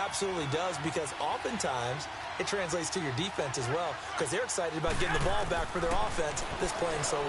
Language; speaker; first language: English; native; English